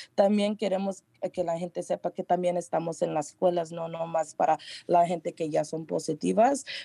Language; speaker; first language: Spanish; early bilingual, heritage; Spanish